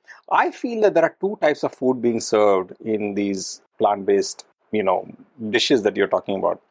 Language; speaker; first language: English; non-native, local second language; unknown